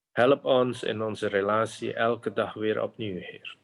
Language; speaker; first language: Dutch; non-native, fluent; Indonesian